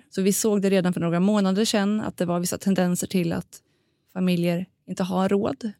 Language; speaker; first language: Swedish; native; Swedish